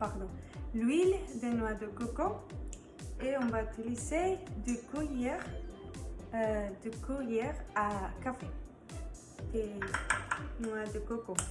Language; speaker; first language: French; non-native, learner; Spanish